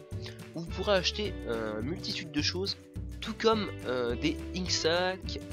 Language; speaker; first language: French; native; French